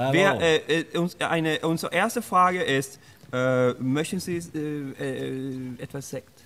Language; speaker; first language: German; non-native, learner; Swedish